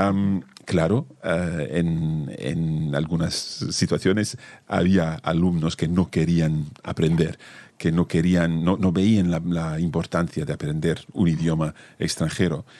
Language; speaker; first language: Spanish; non-native, fluent; English